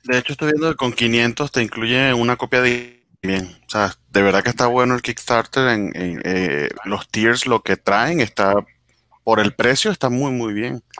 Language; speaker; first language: Spanish; native; Spanish